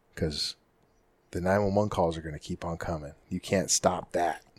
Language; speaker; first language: English; native; English